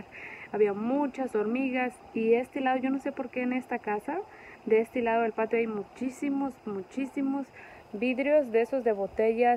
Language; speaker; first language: Spanish; native; Spanish